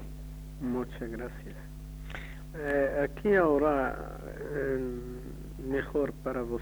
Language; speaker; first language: Spanish; non-native, learner; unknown